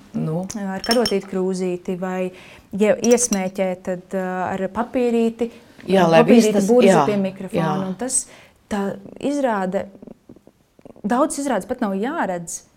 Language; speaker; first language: Latvian; native; Latvian